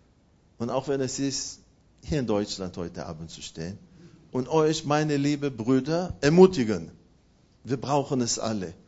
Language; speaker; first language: German; non-native, fluent; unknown